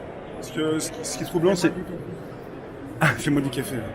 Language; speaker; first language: French; native; French